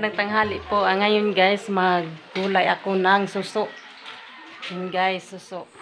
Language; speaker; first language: Filipino; non-native, local second language; Cebuano